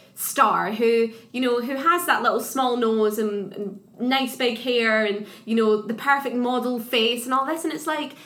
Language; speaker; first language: English; native; English